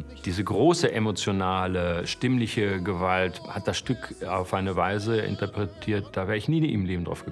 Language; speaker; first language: German; native; German